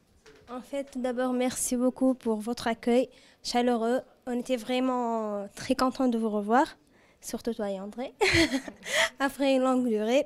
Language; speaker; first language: French; non-native, local second language; Arabic